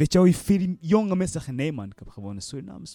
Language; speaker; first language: Dutch; non-native, learner; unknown